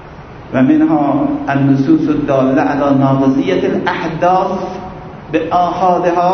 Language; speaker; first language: Arabic; non-native, fluent; Persian